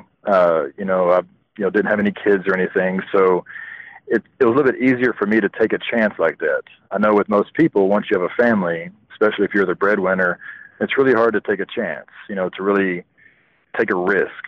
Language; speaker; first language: English; native; English